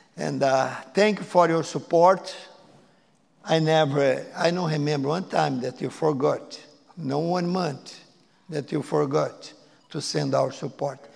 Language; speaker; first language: English; non-native, learner; Portuguese